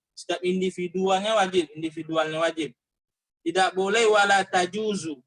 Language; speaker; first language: Indonesian; native; Indonesian